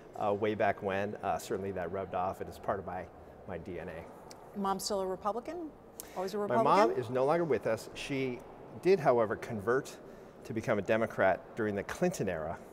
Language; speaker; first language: English; native; English